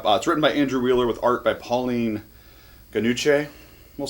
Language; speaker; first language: English; native; English